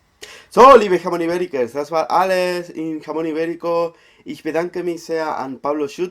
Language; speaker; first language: German; non-native, fluent; Spanish